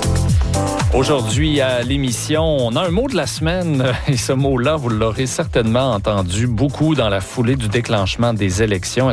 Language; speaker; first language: French; native; French